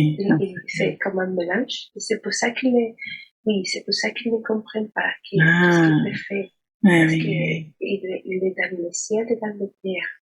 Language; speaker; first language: French; non-native, learner; Spanish